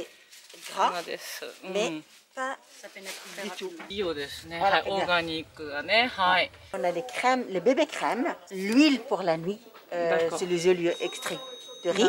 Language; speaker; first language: French; native; French